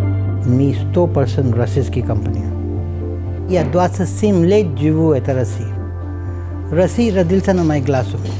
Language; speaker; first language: Russian; non-native, learner; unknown